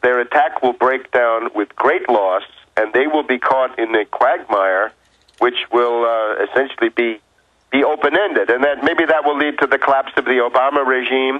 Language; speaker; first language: English; native; English